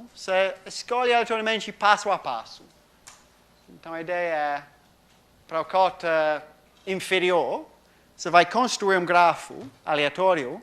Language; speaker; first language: Portuguese; non-native, fluent; English